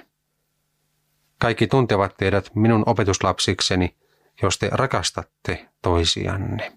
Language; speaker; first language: Finnish; native; Finnish